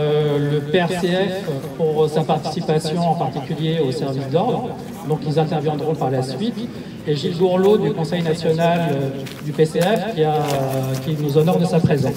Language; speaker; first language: French; native; French